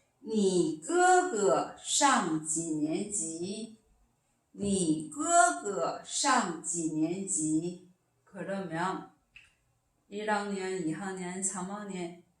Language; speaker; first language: Chinese; non-native, fluent; Korean